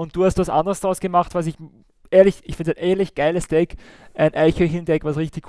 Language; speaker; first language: German; native; German